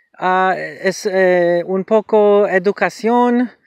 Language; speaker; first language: Spanish; non-native, learner; English